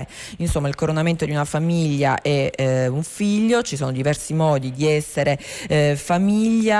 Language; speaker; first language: Italian; native; Italian